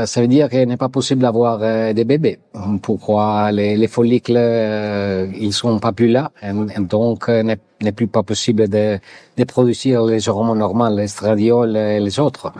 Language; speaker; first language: French; non-native, learner; Italian